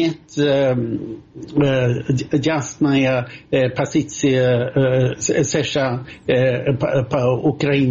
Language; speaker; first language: Russian; non-native, fluent; Swedish